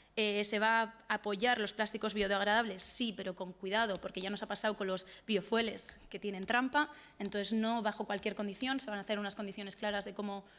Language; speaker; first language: Spanish; native; Spanish